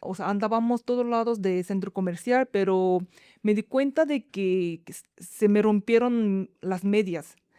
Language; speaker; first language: Spanish; non-native, learner; Korean